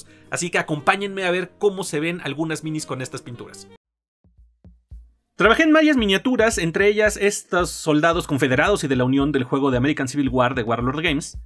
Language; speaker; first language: Spanish; native; Spanish